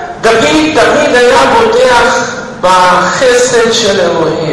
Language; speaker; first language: Hebrew; non-native, fluent; Russian